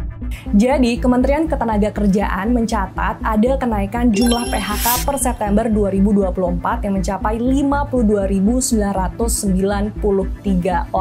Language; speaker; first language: Indonesian; native; Indonesian